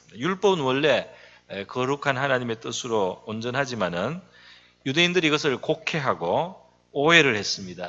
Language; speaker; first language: Korean; native; Korean